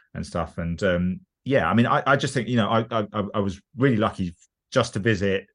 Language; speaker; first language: English; native; English